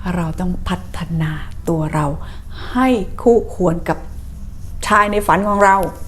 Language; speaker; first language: Thai; native; Thai